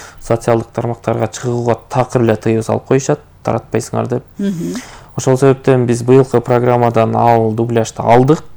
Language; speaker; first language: Kyrgyz; native; Kyrgyz